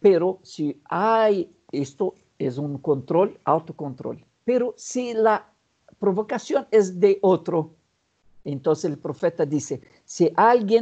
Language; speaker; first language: Spanish; non-native, fluent; Portuguese